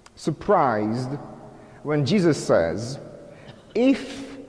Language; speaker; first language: English; non-native, fluent; Polish